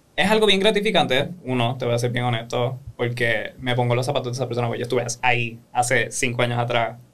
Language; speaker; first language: Spanish; native; Spanish